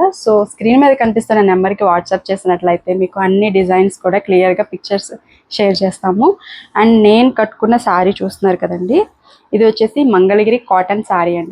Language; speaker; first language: Telugu; native; Telugu